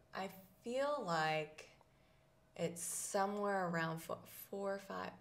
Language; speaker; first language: English; native; English